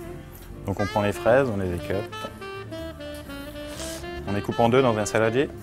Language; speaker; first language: French; native; French